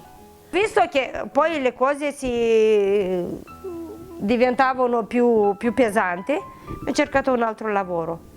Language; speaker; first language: Italian; non-native, fluent; Romanian